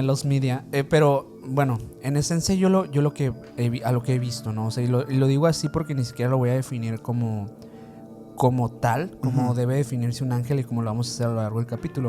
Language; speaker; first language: Spanish; native; Spanish